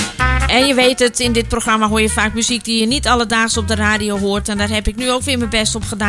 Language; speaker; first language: Dutch; native; Dutch